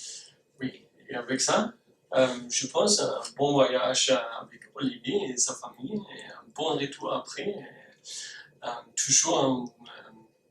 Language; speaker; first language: French; non-native, learner; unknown